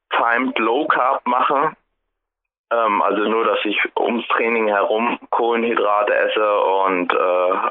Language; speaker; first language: German; native; German